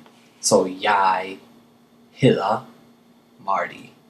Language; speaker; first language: Danish; non-native, fluent; English